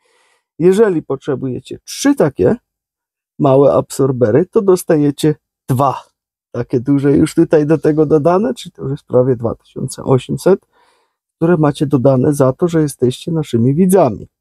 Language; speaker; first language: Polish; native; Polish